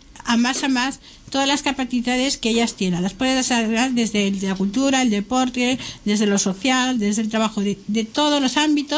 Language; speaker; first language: Spanish; native; Spanish